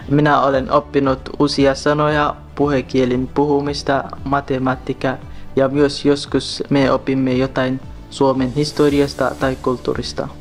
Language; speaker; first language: Finnish; non-native, learner; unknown